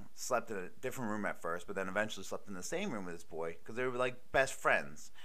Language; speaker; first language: English; native; English